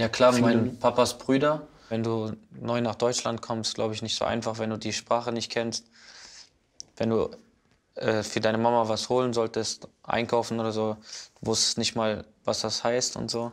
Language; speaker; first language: German; early bilingual, other home language; Kurdish